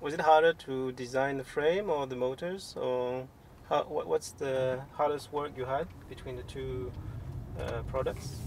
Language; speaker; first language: English; non-native, fluent; French